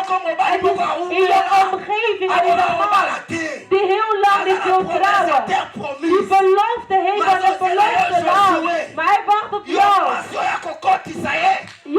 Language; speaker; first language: Dutch; non-native, fluent; Lingala